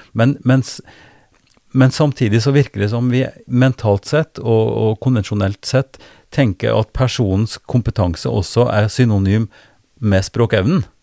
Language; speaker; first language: Norwegian; native; Norwegian